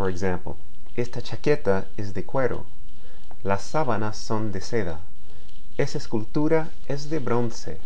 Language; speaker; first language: Spanish; non-native, fluent; English